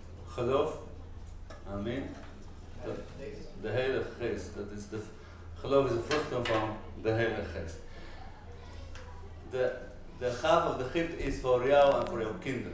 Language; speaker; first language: Dutch; non-native, fluent; Arabic